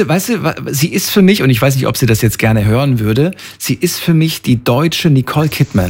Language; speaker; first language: German; native; German